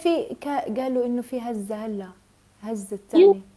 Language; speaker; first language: Arabic; native; Arabic